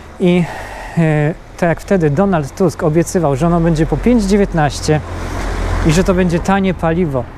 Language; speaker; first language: Polish; native; Polish